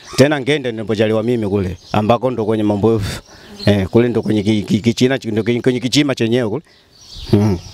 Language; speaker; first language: Swahili; non-native, local second language; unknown